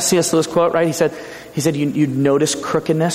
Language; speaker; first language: English; native; English